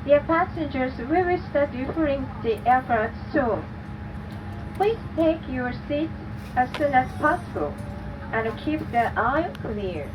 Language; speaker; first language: English; non-native, learner; Japanese